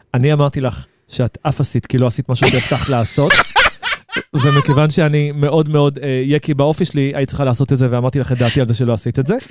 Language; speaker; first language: Hebrew; native; Hebrew